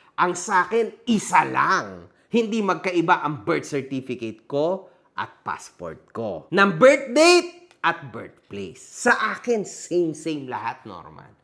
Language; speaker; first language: Filipino; native; Filipino